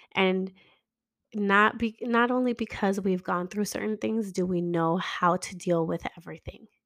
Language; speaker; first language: English; native; English